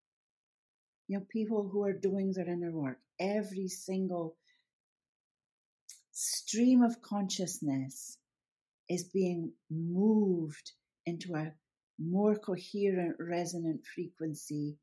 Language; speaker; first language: English; native; English